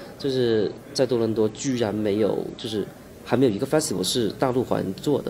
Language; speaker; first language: Chinese; non-native, local second language; Cantonese